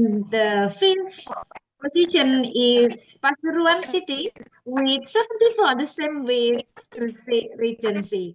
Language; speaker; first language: English; non-native, fluent; Indonesian